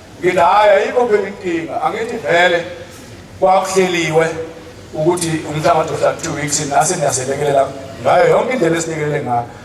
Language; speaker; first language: Zulu; native; Zulu